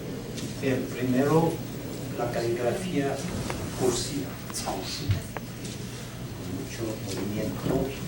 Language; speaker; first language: Spanish; non-native, learner; Chinese